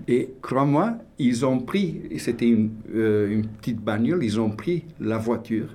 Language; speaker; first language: French; non-native, fluent; Romanian